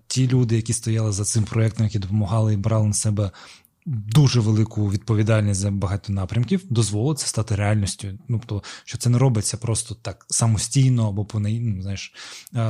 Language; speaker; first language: Ukrainian; non-native, local second language; Russian